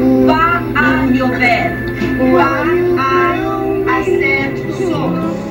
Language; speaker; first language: Spanish; non-native, fluent; Italian